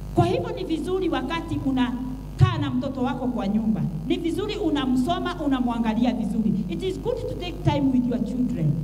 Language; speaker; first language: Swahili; non-native, local second language; Kikuyu